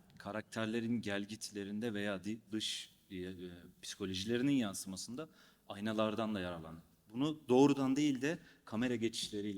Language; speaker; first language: Turkish; native; Turkish